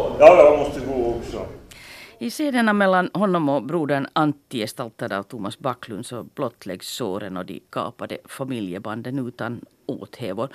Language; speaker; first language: Swedish; native; Swedish